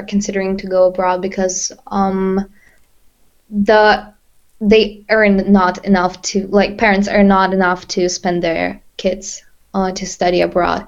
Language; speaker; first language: English; non-native, fluent; Russian